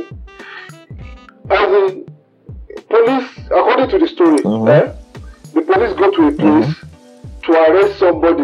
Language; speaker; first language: English; non-native, local second language; Yoruba